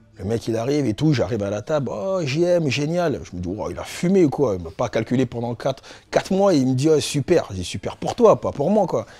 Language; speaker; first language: French; native; French